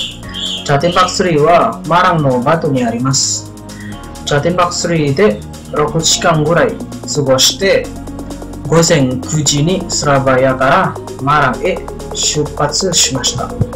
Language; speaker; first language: Japanese; non-native, learner; Indonesian